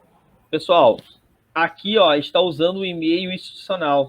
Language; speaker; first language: Portuguese; native; Portuguese